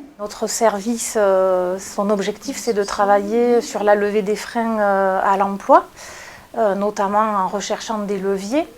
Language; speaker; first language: French; native; French